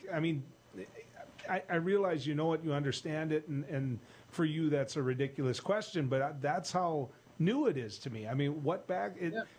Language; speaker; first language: English; native; English